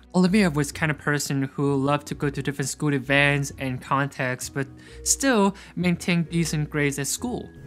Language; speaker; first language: English; non-native, fluent; Chinese